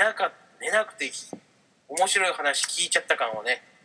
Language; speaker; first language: Japanese; native; Japanese